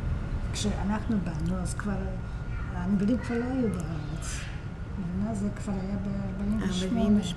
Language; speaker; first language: Hebrew; early bilingual, other home language; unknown